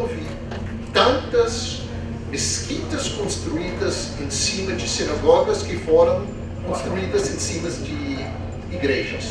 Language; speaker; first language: Portuguese; non-native, fluent; English